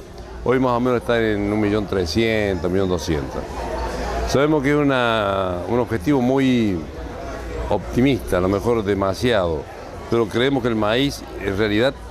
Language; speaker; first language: Spanish; native; Spanish